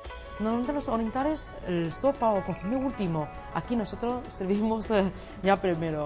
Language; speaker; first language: Spanish; non-native, learner; Chinese